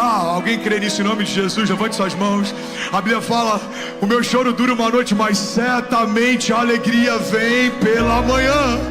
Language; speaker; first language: Portuguese; native; Portuguese